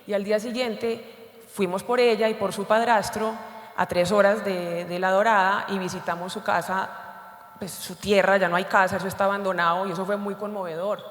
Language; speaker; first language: Spanish; native; Spanish